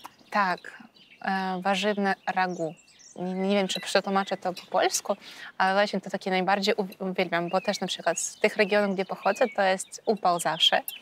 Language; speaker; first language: Polish; non-native, fluent; Russian